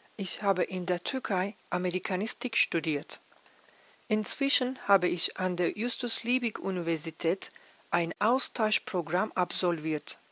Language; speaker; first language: German; non-native, fluent; Turkish